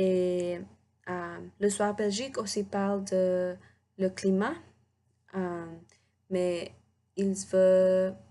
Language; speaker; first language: French; non-native, learner; English